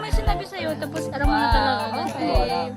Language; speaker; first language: Filipino; native; Filipino